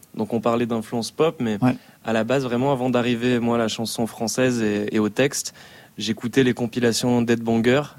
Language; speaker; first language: French; native; French